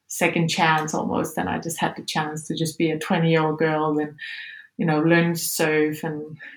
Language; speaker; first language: English; non-native, fluent; Danish